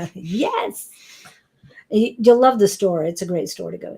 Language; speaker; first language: English; native; English